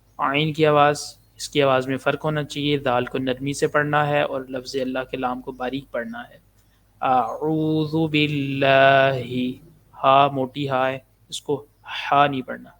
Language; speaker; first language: Urdu; native; Urdu